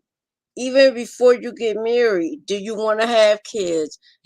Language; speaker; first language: English; native; English